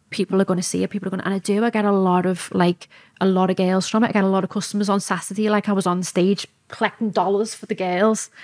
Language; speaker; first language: English; native; English